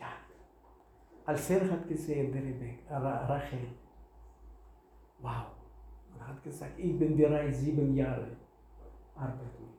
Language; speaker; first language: German; non-native, learner; Russian